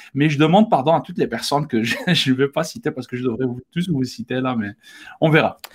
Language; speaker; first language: French; non-native, local second language; Arabic